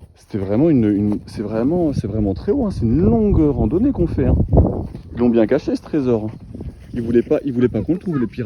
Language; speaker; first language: French; native; French